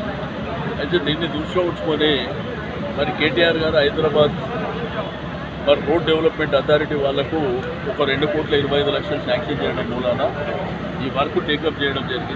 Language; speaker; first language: Telugu; native; Telugu